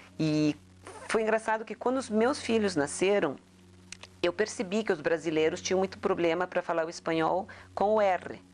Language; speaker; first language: Portuguese; early bilingual, other home language; Spanish